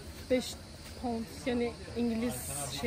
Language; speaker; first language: Turkish; early bilingual, heritage; Turkish